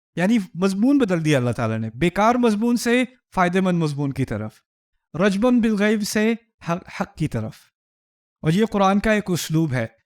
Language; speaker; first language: Urdu; early bilingual, heritage; Urdu